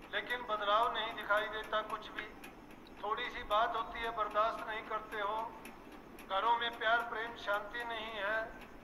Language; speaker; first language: Hindi; native; Hindi